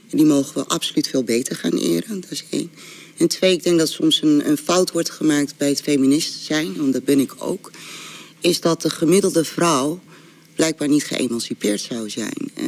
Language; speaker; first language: Dutch; early bilingual, other home language; Korean